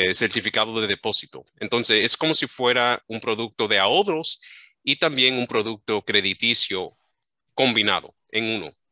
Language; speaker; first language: Spanish; early bilingual, other home language; English